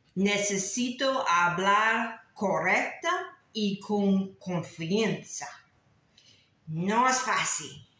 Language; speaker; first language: Spanish; non-native, learner; English